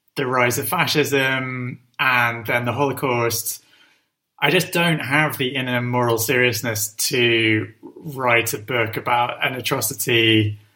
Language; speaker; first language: English; native; English